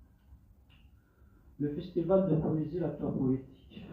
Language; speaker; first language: French; non-native, local second language; Kabyle